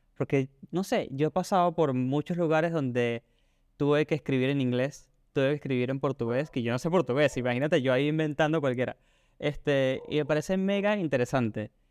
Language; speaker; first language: Spanish; native; Spanish